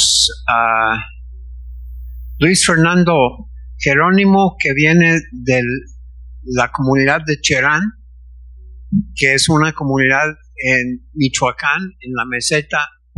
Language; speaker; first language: Spanish; non-native, fluent; English